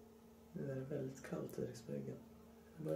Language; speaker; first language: Swedish; native; Swedish